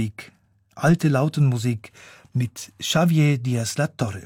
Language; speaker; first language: German; native; German